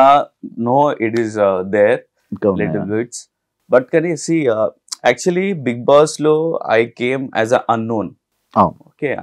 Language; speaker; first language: Telugu; non-native, learner; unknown